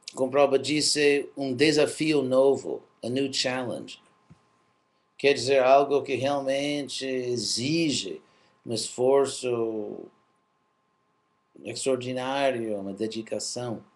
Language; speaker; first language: Portuguese; non-native, fluent; English